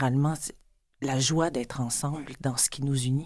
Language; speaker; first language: French; native; French